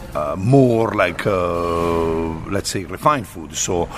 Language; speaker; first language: English; non-native, fluent; Italian